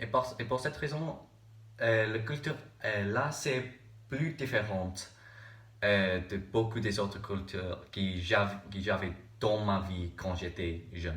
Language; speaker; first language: French; non-native, learner; English